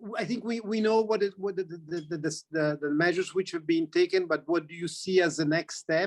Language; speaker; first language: English; non-native, fluent; Italian